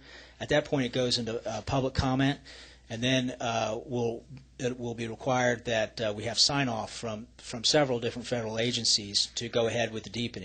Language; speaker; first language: English; native; English